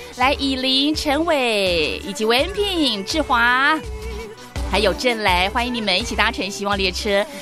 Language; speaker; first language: Chinese; native; Chinese